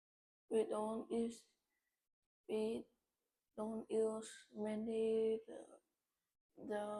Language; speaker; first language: English; non-native, learner; Vietnamese